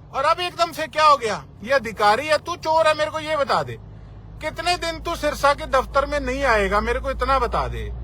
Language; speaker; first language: Hindi; non-native, local second language; Punjabi